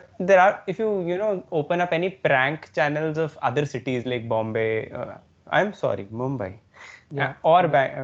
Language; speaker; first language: English; non-native, local second language; Hindi